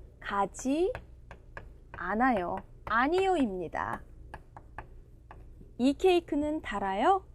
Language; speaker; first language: Korean; non-native, fluent; Indonesian